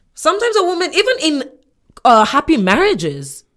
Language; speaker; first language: English; non-native, local second language; Yoruba